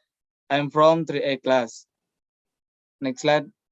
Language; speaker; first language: English; non-native, learner; Indonesian